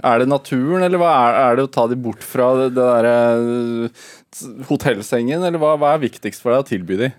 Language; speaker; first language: Norwegian; native; Norwegian